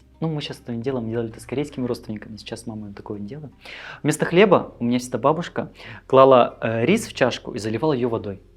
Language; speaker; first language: Russian; native; Russian